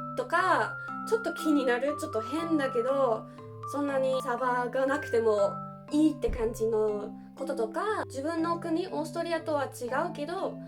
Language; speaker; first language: Japanese; non-native, fluent; German